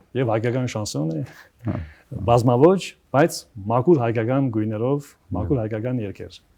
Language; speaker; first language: Armenian; early bilingual, heritage; Armenian